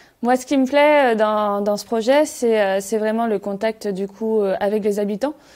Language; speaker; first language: French; native; French